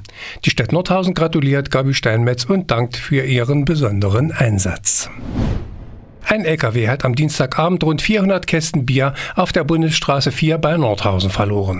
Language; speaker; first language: German; native; German